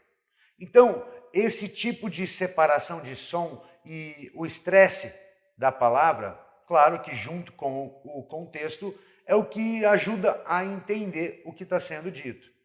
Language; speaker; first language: Portuguese; non-native, fluent; English